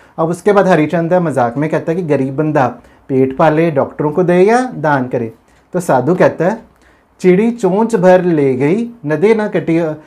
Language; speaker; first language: Hindi; non-native, local second language; Punjabi